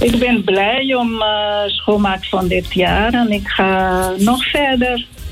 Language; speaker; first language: Dutch; non-native, fluent; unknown